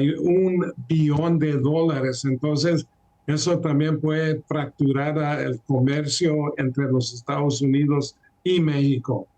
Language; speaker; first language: Spanish; early bilingual, heritage; Spanish